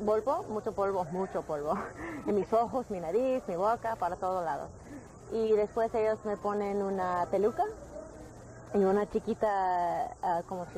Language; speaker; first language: Spanish; early bilingual, heritage; English